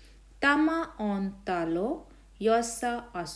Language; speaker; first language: Finnish; non-native, fluent; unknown